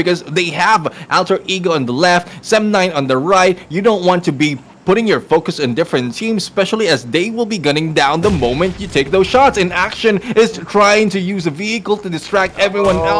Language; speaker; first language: English; non-native, local second language; Filipino